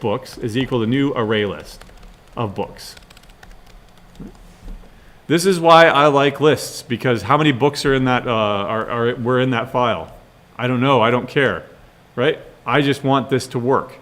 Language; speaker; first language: English; native; English